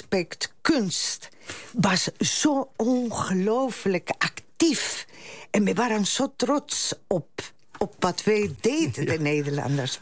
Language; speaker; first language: Dutch; non-native, fluent; Spanish